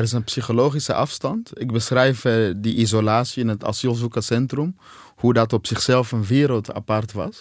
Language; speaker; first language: Dutch; non-native, fluent; Swahili